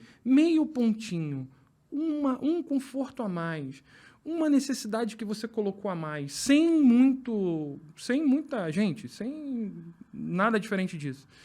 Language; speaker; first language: Portuguese; native; Portuguese